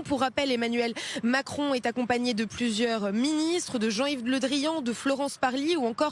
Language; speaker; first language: French; native; French